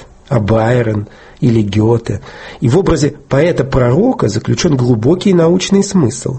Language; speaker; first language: Russian; native; Russian